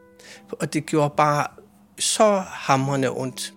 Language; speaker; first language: Swedish; non-native, fluent; Kalaallisut